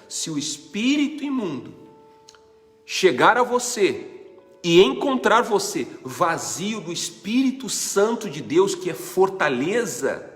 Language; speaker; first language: Portuguese; native; Portuguese